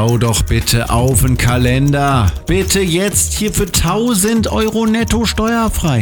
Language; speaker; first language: German; native; German